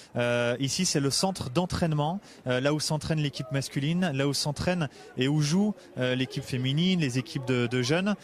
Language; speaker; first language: French; native; French